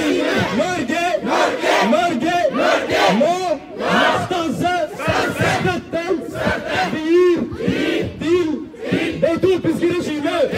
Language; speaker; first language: Norwegian; non-native, learner; Oromo